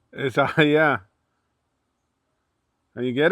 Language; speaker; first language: English; early bilingual, other home language; Spanish